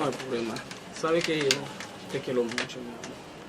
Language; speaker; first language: Spanish; non-native, learner; Haitian Creole